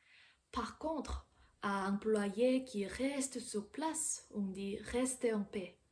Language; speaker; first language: French; non-native, fluent; Korean